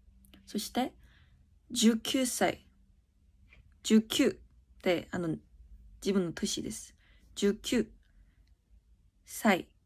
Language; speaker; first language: Japanese; non-native, learner; Korean